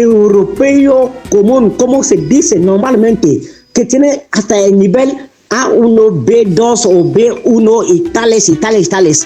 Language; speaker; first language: Spanish; non-native, fluent; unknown